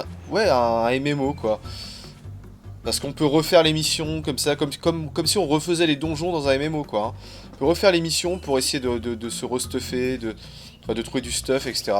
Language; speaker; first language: French; native; French